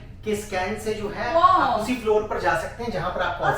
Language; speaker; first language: Hindi; native; Hindi